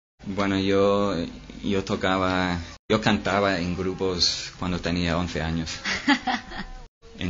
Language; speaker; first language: Spanish; non-native, fluent; English